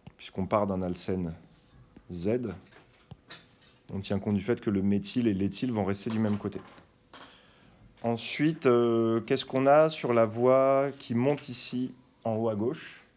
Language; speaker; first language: French; native; French